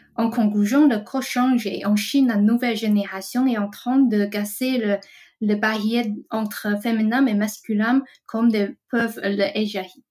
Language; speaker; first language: French; non-native, fluent; Chinese